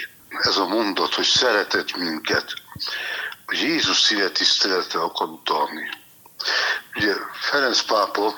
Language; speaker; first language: Hungarian; native; Hungarian